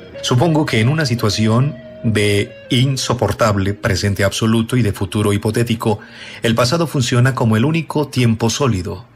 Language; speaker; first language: Spanish; native; Spanish